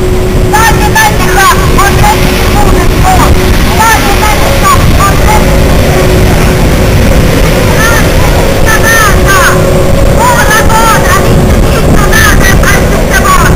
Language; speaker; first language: Swedish; non-native, fluent; Azerbaijani